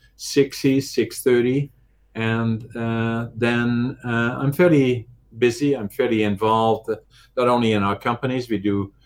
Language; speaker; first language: English; non-native, fluent; Dutch